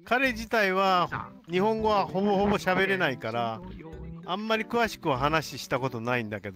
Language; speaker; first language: Japanese; native; Japanese